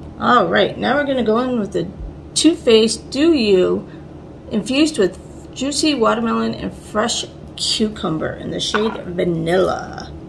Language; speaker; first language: English; native; English